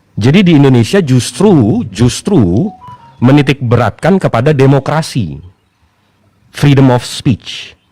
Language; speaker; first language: Indonesian; native; Indonesian